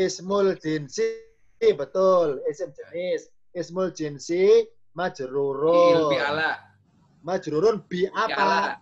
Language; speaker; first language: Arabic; non-native, fluent; Indonesian